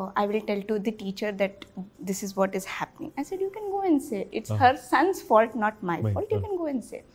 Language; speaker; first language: English; non-native, local second language; Bhojpuri